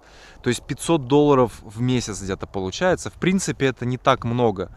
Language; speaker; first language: Russian; native; Russian